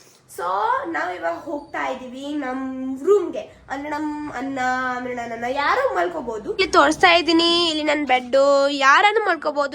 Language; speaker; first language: Kannada; non-native, local second language; Hindi